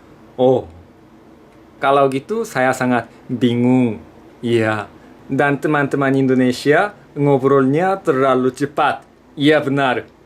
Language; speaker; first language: Indonesian; non-native, fluent; Korean